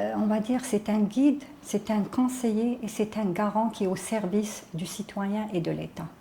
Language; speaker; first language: French; non-native, local second language; Arabic